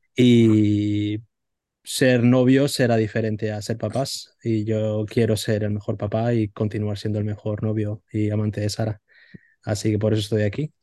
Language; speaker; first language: Spanish; native; Spanish